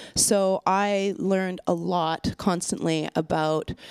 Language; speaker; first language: English; native; English